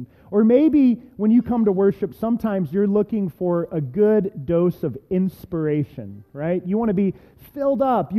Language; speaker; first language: English; native; English